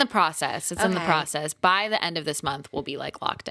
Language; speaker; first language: English; native; English